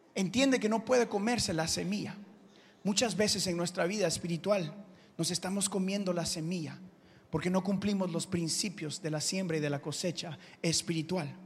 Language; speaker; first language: Spanish; early bilingual, heritage; Spanish